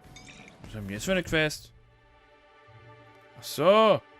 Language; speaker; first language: German; native; German